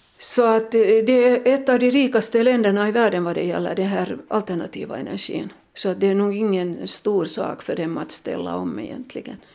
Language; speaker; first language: Swedish; native; Swedish